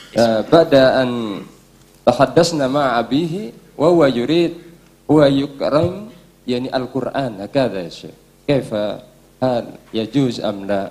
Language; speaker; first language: Arabic; non-native, learner; Indonesian